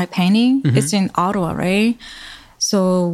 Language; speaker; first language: English; non-native, fluent; Korean